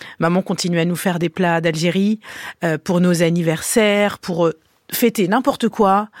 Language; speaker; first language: French; early bilingual, other home language; Arabic